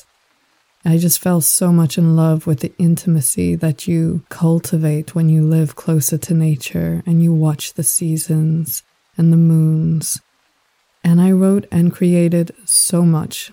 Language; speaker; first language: English; native; English